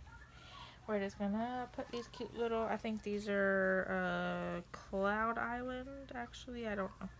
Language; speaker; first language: English; native; English